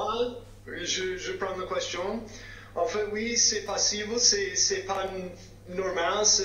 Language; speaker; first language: French; non-native, fluent; English